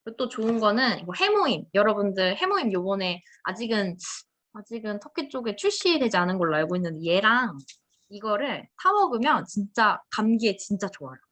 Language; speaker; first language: Korean; native; Korean